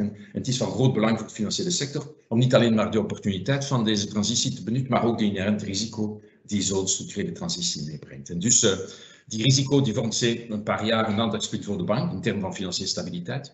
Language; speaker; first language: Dutch; non-native, fluent; French